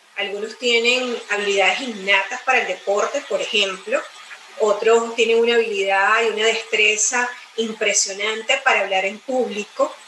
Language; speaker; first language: Spanish; native; Spanish